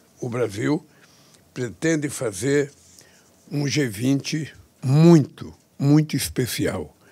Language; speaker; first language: Portuguese; native; Portuguese